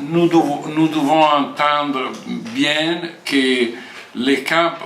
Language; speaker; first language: French; non-native, fluent; Italian